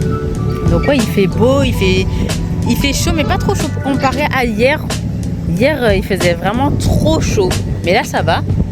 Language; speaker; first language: French; native; French